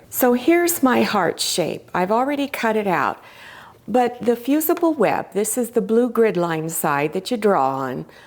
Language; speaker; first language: English; native; English